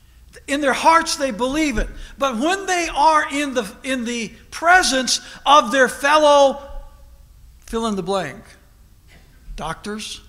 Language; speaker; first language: English; native; English